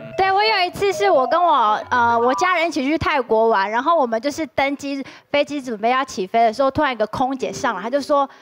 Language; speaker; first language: Chinese; native; Chinese